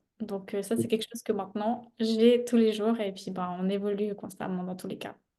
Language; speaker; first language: French; native; French